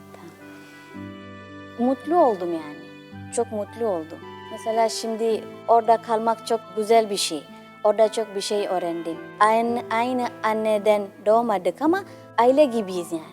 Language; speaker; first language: Turkish; non-native, fluent; Indonesian